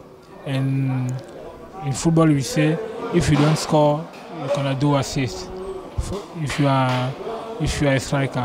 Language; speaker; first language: English; non-native, learner; French